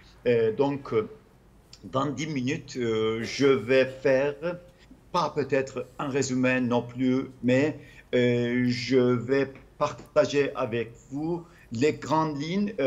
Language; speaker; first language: French; non-native, fluent; Turkish